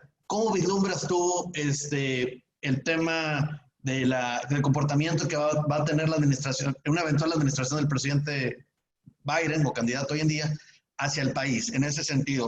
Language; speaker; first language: Spanish; native; Spanish